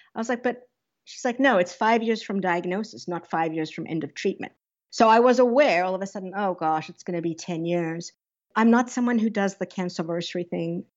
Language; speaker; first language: English; native; English